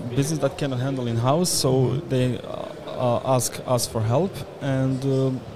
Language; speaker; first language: English; non-native, fluent; Bosnian